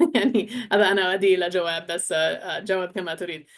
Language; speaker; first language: Arabic; non-native, learner; English